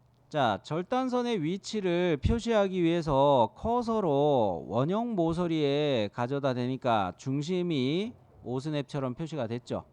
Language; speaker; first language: Korean; native; Korean